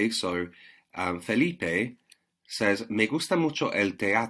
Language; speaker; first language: Spanish; non-native, fluent; English